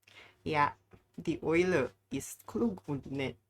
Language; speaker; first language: German; non-native, learner; English